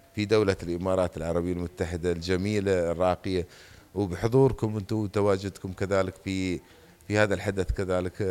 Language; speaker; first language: Arabic; native; Arabic